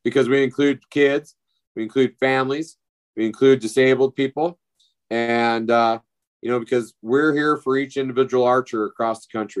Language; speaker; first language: English; native; English